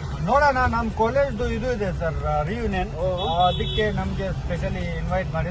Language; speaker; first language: Kannada; non-native, local second language; Ladakhi